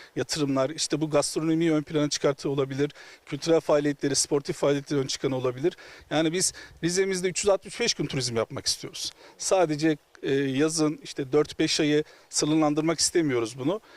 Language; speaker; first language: Turkish; native; Turkish